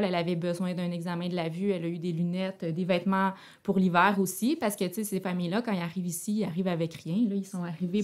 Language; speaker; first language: French; native; French